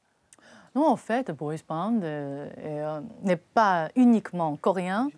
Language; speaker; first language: French; non-native, fluent; Chinese